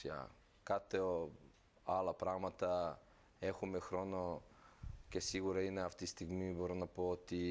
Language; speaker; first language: Greek; non-native, fluent; Serbian